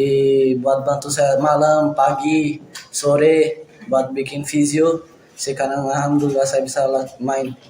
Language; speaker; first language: Indonesian; non-native, learner; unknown